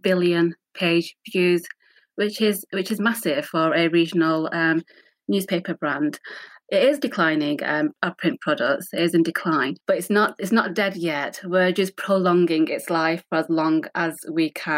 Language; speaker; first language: English; native; English